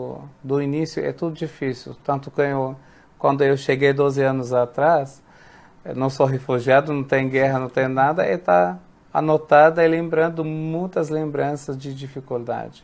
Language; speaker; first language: Portuguese; non-native, fluent; Arabic